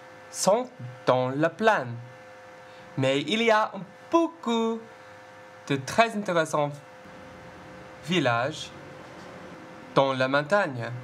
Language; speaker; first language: French; non-native, learner; English